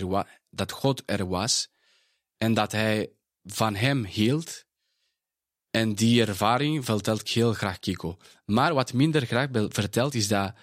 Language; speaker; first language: Dutch; non-native, fluent; Spanish